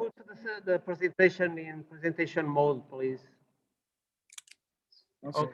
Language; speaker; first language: English; non-native, fluent; Portuguese